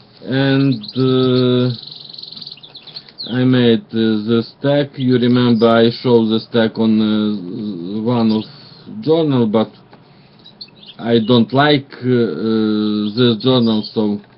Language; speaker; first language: English; non-native, learner; Russian